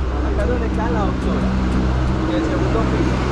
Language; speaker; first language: Spanish; native; Spanish